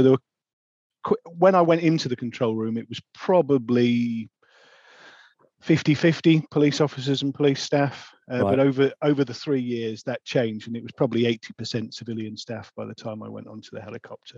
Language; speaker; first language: English; native; English